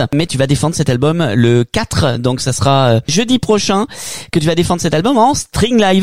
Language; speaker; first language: French; native; French